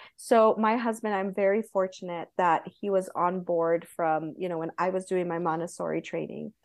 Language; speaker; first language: English; early bilingual, other home language; Spanish